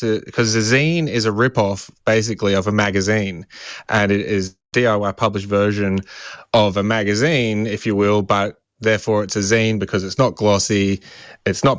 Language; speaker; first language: English; native; English